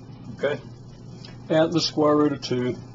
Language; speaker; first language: English; native; English